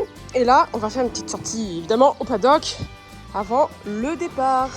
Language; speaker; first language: French; native; French